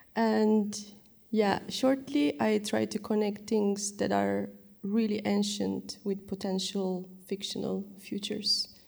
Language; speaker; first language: English; non-native, fluent; Turkish